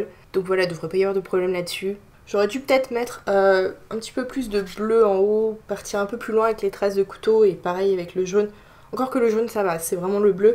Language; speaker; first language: French; native; French